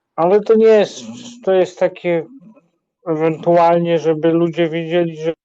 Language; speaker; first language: Polish; native; Polish